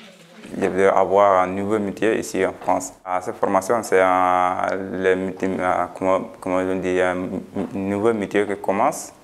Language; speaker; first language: French; non-native, learner; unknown